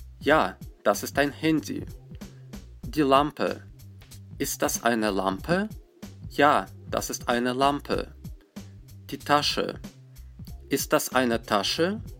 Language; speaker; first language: German; non-native, fluent; Russian